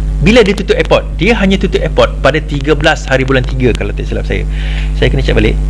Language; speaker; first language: Malay; native; Malay